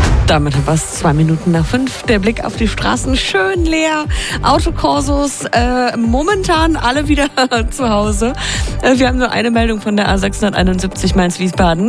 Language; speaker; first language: German; native; German